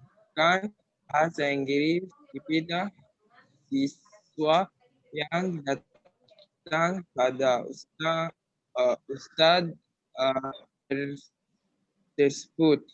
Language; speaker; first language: Indonesian; non-native, learner; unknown